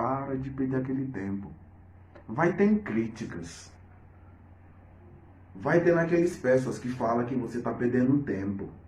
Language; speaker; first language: Portuguese; non-native, fluent; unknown